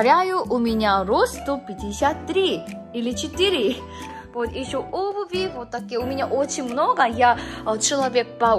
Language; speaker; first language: Russian; non-native, fluent; Korean